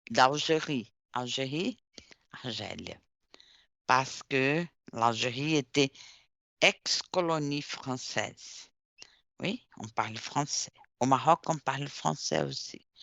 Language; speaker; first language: French; non-native, fluent; Portuguese